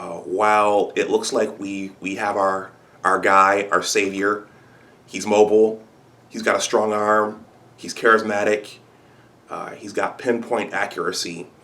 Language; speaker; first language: English; native; English